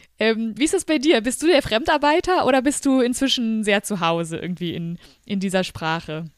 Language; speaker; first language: German; native; German